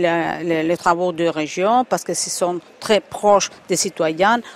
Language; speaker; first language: French; non-native, fluent; Spanish